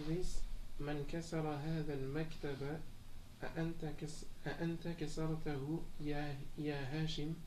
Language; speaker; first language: Arabic; non-native, learner; French